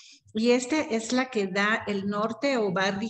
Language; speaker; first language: Spanish; native; Spanish